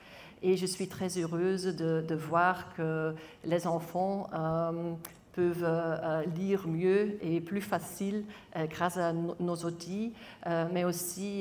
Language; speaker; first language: French; non-native, local second language; Dutch